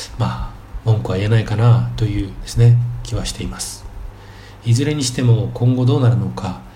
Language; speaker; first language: Japanese; native; Japanese